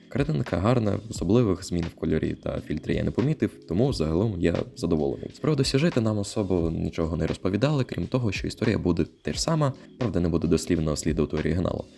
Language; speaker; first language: Ukrainian; non-native, local second language; Russian